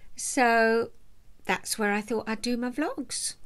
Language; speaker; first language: English; native; English